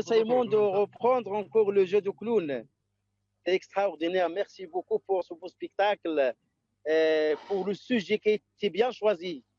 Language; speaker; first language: French; non-native, local second language; Arabic